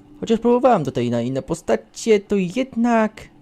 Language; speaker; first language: Polish; native; Polish